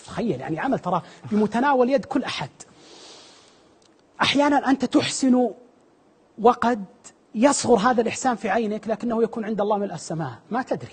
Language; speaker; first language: Arabic; native; Arabic